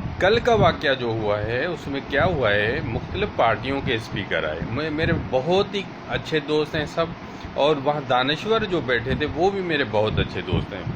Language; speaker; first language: Urdu; non-native, local second language; Sindhi